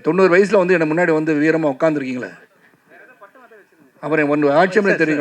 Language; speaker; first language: Tamil; native; Tamil